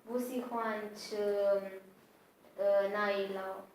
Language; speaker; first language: Chinese; non-native, learner; Romanian